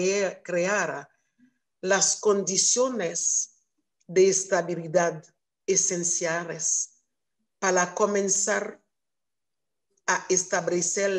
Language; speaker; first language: Spanish; non-native, learner; Haitian Creole